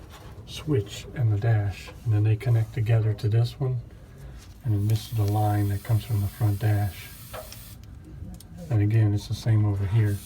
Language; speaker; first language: English; native; English